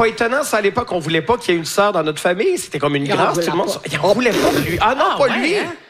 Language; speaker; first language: French; native; French